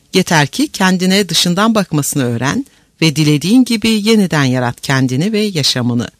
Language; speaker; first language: Turkish; native; Turkish